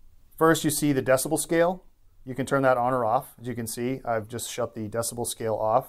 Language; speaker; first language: English; native; English